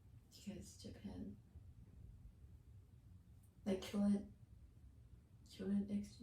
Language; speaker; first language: English; non-native, learner; Japanese